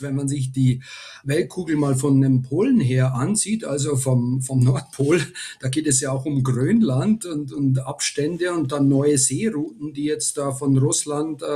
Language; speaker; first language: German; native; German